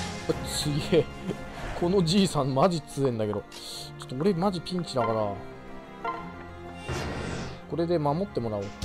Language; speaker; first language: Japanese; native; Japanese